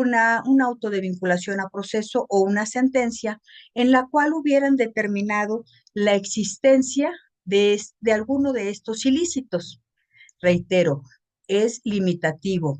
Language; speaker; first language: Spanish; native; Spanish